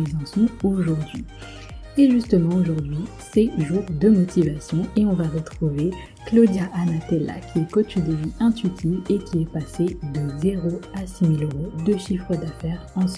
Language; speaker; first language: French; native; French